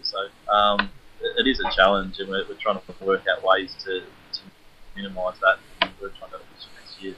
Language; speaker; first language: English; native; English